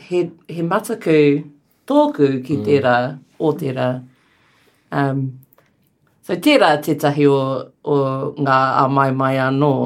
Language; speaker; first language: Māori; non-native, local second language; English